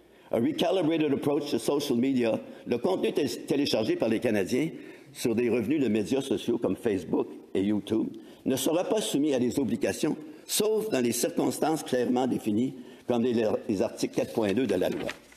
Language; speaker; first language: French; native; French